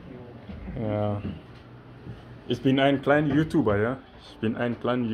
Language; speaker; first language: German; non-native, learner; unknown